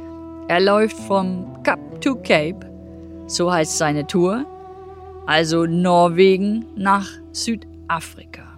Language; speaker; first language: German; native; German